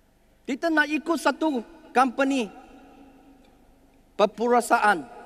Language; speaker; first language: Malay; non-native, learner; Chinese